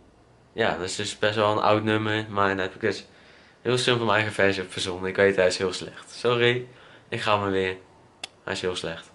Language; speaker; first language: Dutch; native; Dutch